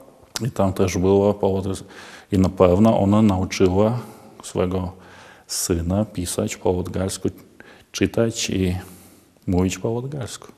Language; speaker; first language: Polish; non-native, learner; Latvian